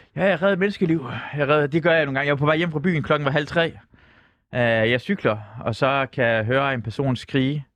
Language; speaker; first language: Danish; non-native, local second language; Persian